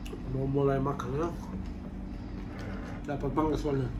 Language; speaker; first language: Indonesian; non-native, learner; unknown